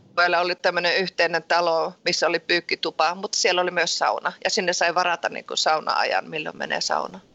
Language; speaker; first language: Finnish; early bilingual, heritage; Finnish